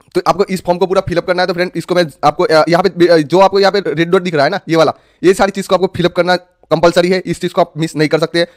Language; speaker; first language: Hindi; non-native, local second language; Gujarati